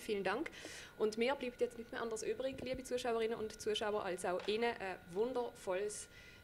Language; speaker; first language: German; native; German